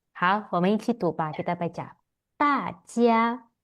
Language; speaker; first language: Chinese; non-native, fluent; Indonesian